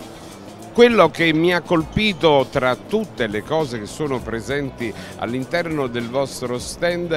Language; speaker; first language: Italian; native; Italian